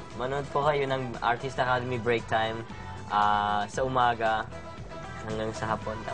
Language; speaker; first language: Filipino; early bilingual, heritage; Filipino